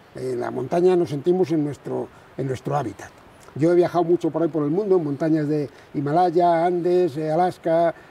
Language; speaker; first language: Spanish; native; Spanish